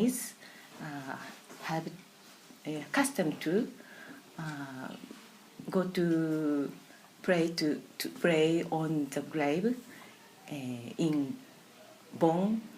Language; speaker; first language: English; non-native, learner; Japanese